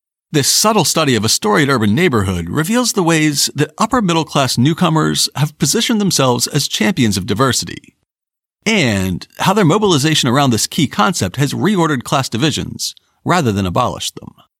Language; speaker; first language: English; native; English